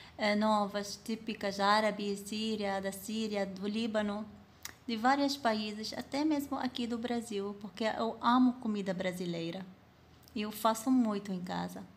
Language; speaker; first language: Portuguese; non-native, fluent; Arabic